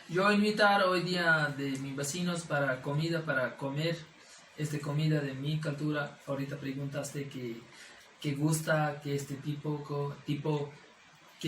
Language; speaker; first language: Spanish; non-native, learner; Urdu